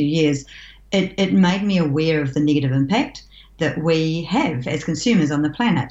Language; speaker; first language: English; native; English